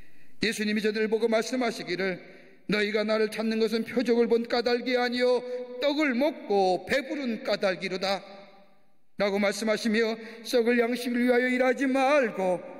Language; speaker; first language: Korean; native; Korean